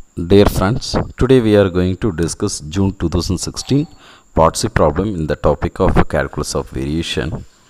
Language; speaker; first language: English; non-native, local second language; Tamil